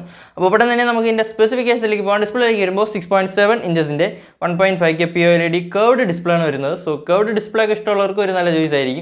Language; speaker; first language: Malayalam; native; Malayalam